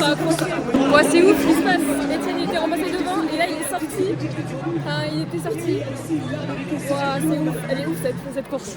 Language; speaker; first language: French; native; French